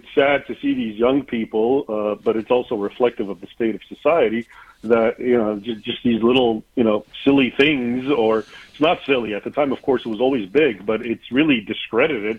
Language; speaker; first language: English; native; English